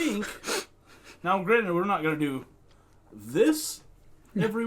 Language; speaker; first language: English; native; English